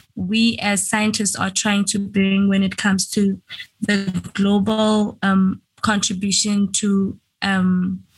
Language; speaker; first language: English; non-native, local second language; Venda